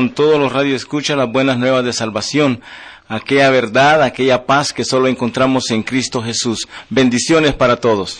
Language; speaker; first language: Spanish; native; Spanish